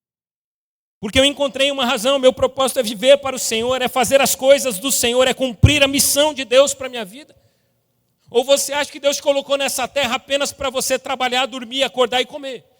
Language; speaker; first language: Portuguese; native; Portuguese